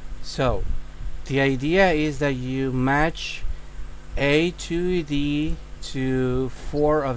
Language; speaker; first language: English; non-native, fluent; Spanish